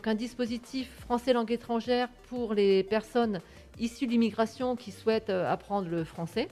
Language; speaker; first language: French; native; French